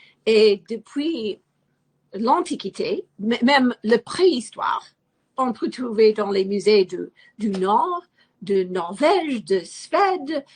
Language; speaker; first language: French; non-native, fluent; English